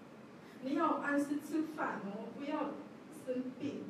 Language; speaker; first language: Chinese; non-native, learner; Javanese